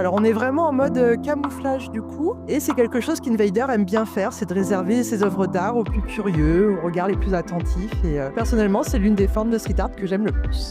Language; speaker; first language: French; native; French